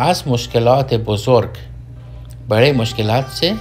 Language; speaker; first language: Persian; non-native, fluent; Urdu